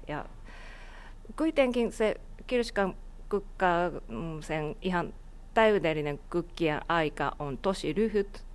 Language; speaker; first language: Finnish; non-native, learner; Japanese